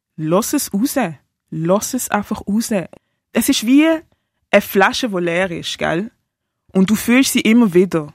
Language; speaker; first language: German; native; German